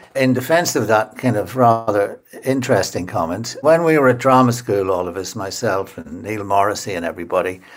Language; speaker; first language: English; native; English